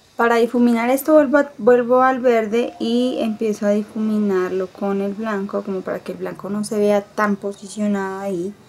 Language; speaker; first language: Spanish; native; Spanish